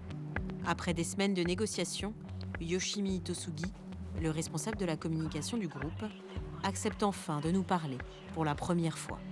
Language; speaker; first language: French; native; French